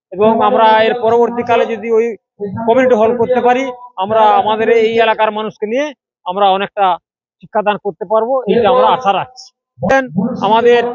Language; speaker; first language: Bangla; non-native, local second language; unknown